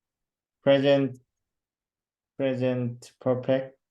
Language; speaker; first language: English; non-native, learner; Korean